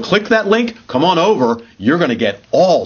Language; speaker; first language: English; native; English